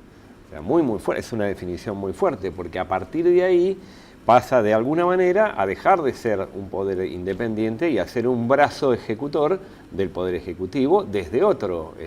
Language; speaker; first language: Spanish; native; Spanish